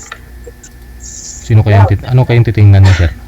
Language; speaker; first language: Filipino; native; Filipino